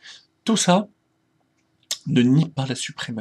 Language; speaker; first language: French; native; French